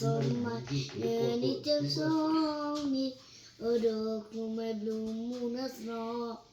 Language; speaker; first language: Swedish; early bilingual, other home language; Bangla